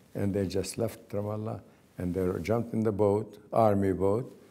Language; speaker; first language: English; non-native, fluent; Arabic